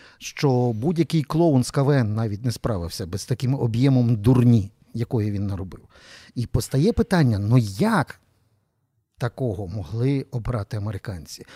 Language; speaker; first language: Ukrainian; native; Ukrainian